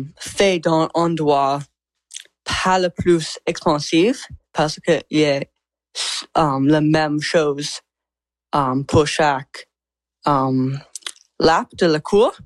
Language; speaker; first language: French; non-native, local second language; English